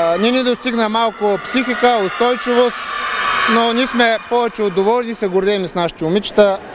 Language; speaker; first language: Bulgarian; native; Bulgarian